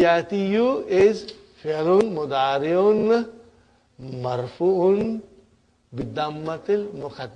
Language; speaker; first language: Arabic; non-native, fluent; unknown